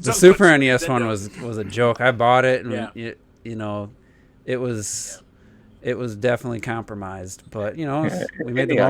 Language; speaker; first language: English; native; English